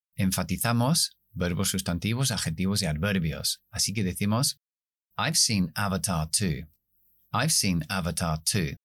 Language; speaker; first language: Spanish; non-native, fluent; English